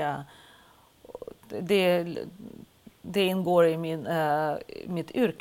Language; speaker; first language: Swedish; non-native, fluent; Russian